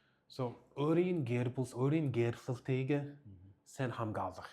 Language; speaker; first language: Mongolian; non-native, learner; English